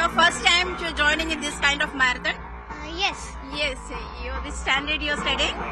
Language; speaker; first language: English; non-native, local second language; Malayalam